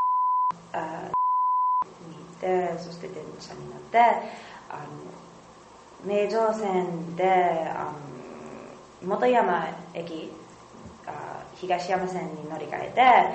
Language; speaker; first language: Japanese; non-native, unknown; English